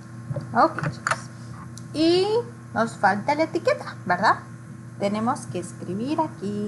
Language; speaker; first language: Spanish; early bilingual, heritage; Spanish